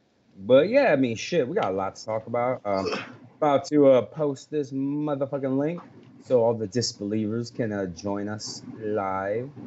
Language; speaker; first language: English; native; English